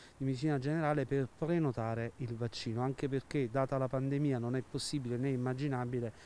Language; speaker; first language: Italian; native; Italian